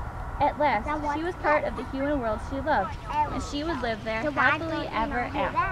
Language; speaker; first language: English; native; English